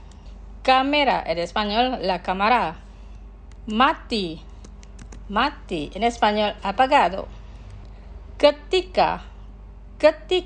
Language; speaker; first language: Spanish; non-native, fluent; Indonesian